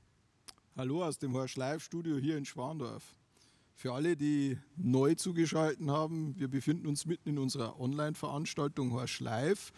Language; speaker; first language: German; native; German